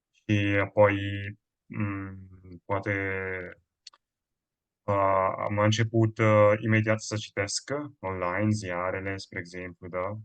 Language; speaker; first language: Romanian; non-native, fluent; Italian